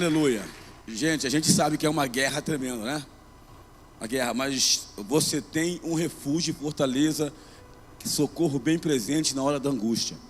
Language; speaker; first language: Portuguese; native; Portuguese